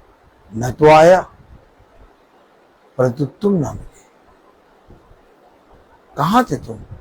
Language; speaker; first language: Hindi; native; Hindi